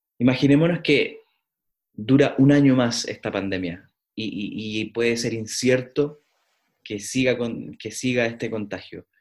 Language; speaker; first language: Spanish; native; Spanish